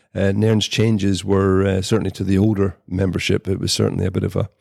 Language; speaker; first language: English; native; English